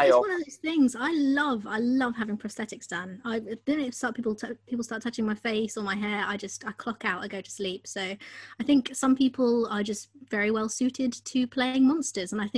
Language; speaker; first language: English; native; English